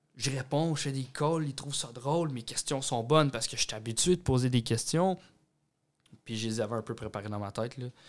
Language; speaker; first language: French; native; French